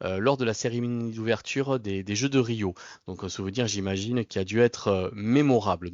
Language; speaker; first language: French; native; French